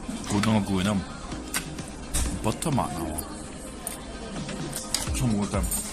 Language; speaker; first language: Korean; non-native, learner; English